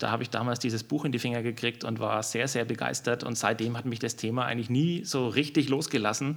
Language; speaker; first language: German; native; German